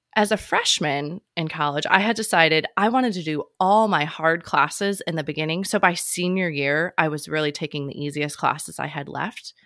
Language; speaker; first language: English; native; English